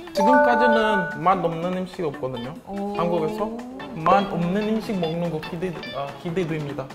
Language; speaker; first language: Korean; non-native, learner; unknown